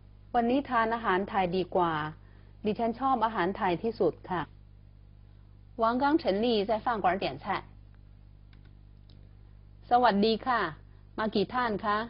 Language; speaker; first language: Thai; non-native, fluent; Chinese